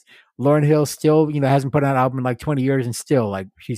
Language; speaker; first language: English; native; English